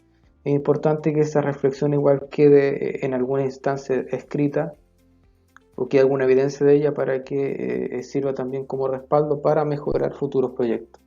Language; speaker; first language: Spanish; native; Spanish